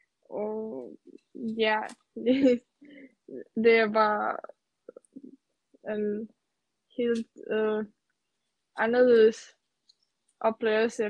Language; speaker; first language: Danish; non-native, learner; Serbian